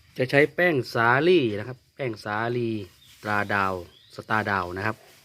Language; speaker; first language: Thai; native; Thai